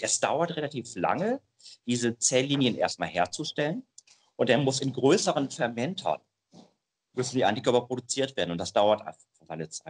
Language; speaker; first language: German; native; German